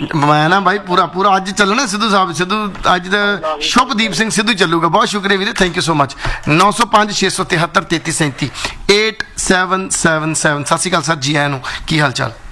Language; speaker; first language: Punjabi; native; Punjabi